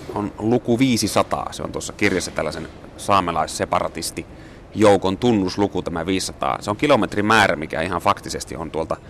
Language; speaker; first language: Finnish; native; Finnish